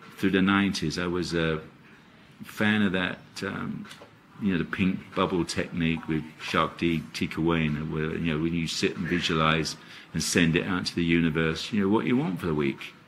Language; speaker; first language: English; native; English